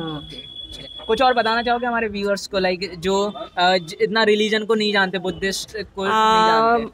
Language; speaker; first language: Hindi; native; Hindi